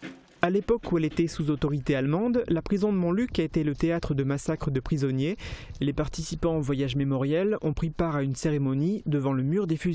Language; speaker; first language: French; native; French